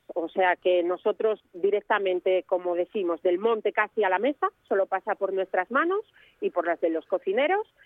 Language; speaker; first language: Spanish; native; Spanish